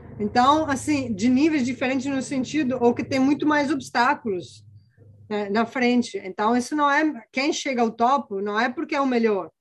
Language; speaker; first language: Portuguese; non-native, fluent; Italian